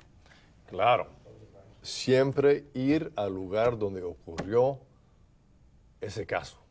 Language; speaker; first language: Spanish; non-native, fluent; English